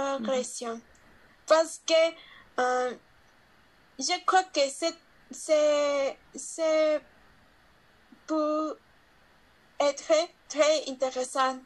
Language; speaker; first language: French; non-native, learner; Spanish